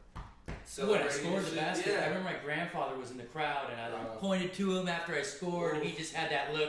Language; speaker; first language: English; native; English